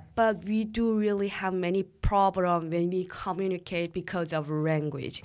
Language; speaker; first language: English; early bilingual, other home language; Korean